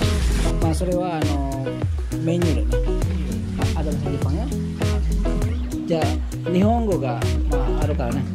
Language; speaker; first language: Japanese; non-native, learner; Indonesian